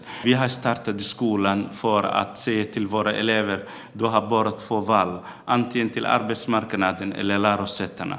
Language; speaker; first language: Swedish; non-native, learner; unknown